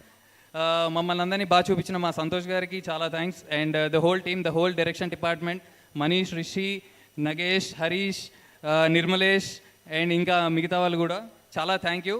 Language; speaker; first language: Telugu; native; Telugu